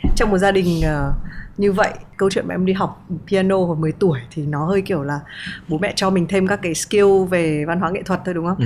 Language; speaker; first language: Vietnamese; native; Vietnamese